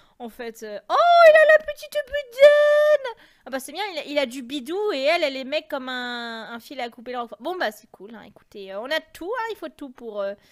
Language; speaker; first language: French; native; French